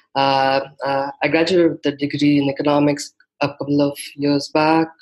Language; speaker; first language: English; non-native, local second language; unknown